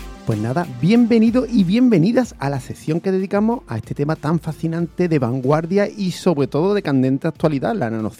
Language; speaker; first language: Spanish; native; Spanish